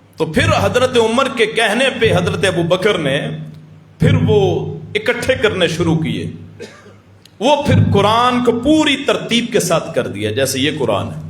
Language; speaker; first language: Urdu; non-native, local second language; Punjabi